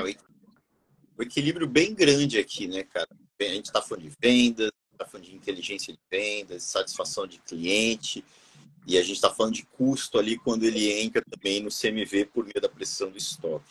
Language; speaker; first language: Portuguese; native; Portuguese